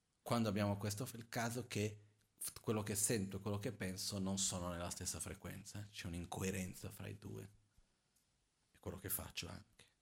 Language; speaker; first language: Italian; non-native, fluent; Portuguese